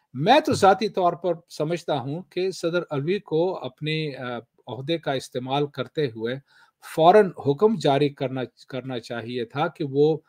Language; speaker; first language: Urdu; non-native, local second language; Pashto